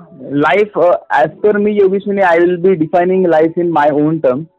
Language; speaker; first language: English; non-native, local second language; Marathi